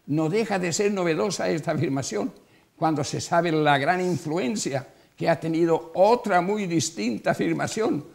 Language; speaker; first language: Spanish; non-native, local second language; Catalan